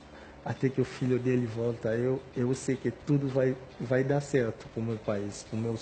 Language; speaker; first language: Portuguese; non-native, fluent; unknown